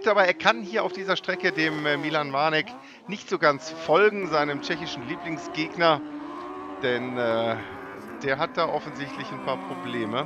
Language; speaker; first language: German; native; German